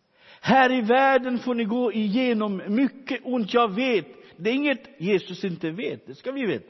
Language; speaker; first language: Swedish; non-native, fluent; Romany